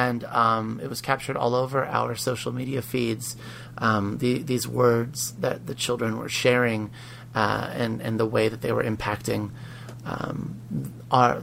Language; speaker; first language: English; native; English